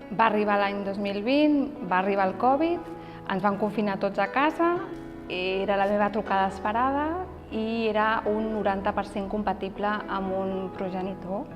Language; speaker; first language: Catalan; native; Catalan